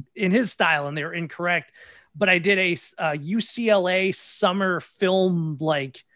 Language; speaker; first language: English; native; English